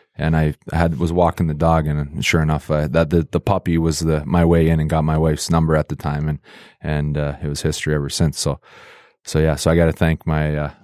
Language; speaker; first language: English; native; English